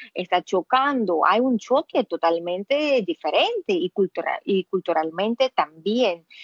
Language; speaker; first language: Spanish; non-native, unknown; Russian